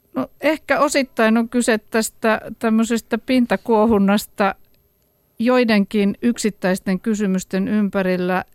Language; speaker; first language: Finnish; native; Finnish